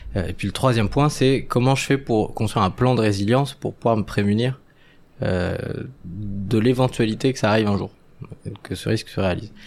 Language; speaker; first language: French; non-native, local second language; Arabic